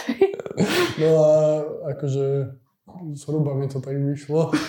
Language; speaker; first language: Slovak; native; Slovak